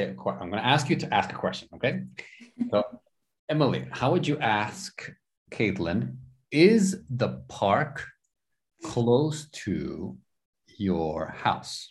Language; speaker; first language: English; non-native, fluent; Spanish